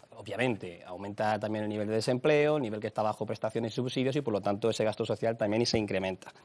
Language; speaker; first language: Spanish; native; Spanish